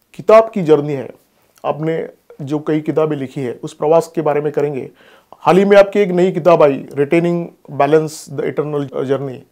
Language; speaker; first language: Hindi; non-native, local second language; Marathi